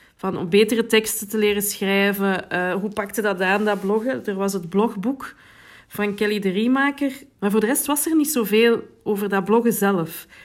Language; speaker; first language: Dutch; native; Dutch